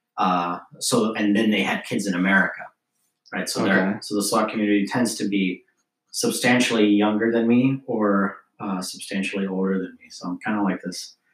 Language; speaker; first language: English; early bilingual, other home language; Slovak